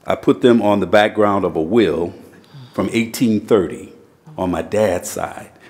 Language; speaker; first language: English; native; English